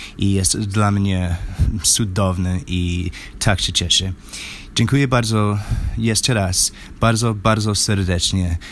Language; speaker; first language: Polish; non-native, learner; English